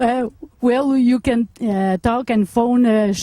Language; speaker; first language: English; non-native, local second language; French